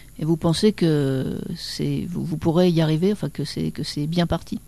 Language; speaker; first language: French; native; French